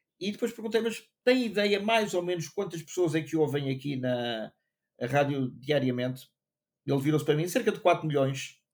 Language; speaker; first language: Portuguese; native; Portuguese